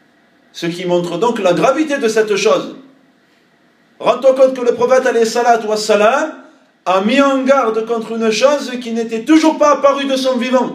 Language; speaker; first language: French; native; French